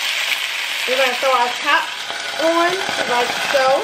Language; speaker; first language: English; native; English